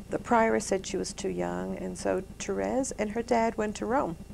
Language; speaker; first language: English; native; English